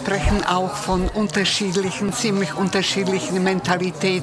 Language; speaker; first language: German; non-native, fluent; Czech